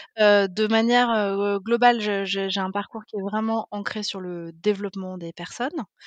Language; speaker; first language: French; native; French